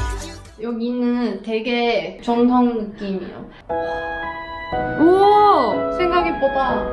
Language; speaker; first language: Korean; non-native, learner; Chinese